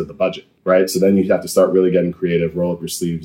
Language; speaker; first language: English; native; English